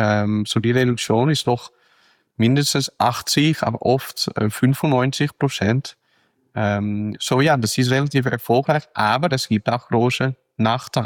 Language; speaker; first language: German; non-native, fluent; Dutch